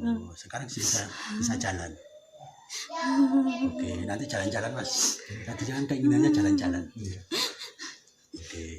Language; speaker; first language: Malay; non-native, local second language; Javanese